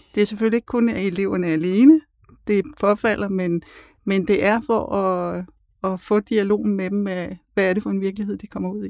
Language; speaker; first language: Danish; native; Danish